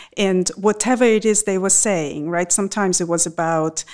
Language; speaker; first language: English; non-native, fluent; Russian